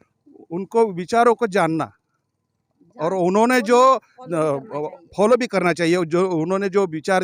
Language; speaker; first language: Hindi; native; Hindi